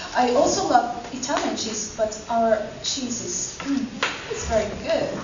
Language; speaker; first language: English; non-native, fluent; Estonian